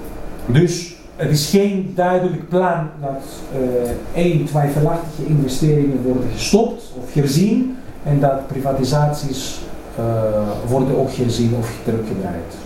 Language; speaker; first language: Dutch; non-native, fluent; Greek